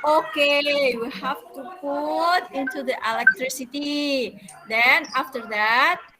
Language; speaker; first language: English; non-native, fluent; Indonesian